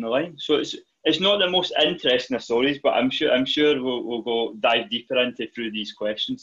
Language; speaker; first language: English; native; English